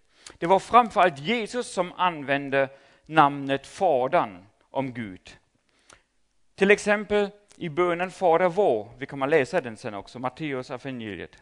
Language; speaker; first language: Swedish; non-native, fluent; German